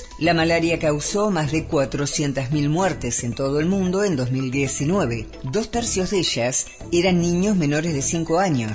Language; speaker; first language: Spanish; native; Spanish